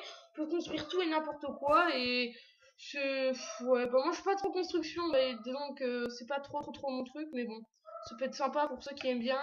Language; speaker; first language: French; native; French